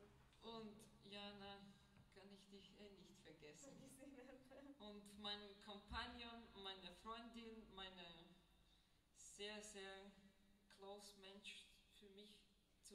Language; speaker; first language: German; non-native, learner; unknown